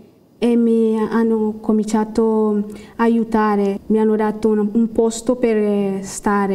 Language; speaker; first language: Italian; non-native, learner; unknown